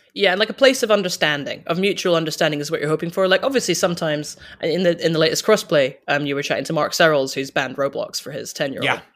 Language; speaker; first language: English; native; English